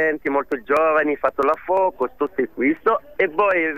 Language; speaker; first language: Italian; non-native, learner; Arabic